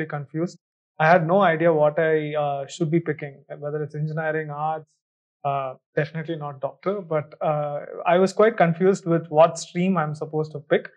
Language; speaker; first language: English; non-native, local second language; Tamil